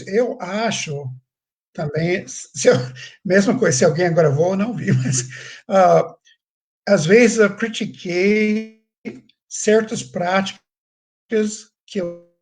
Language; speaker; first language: Portuguese; non-native, fluent; English